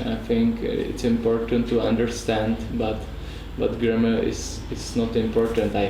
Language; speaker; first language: English; non-native, learner; Czech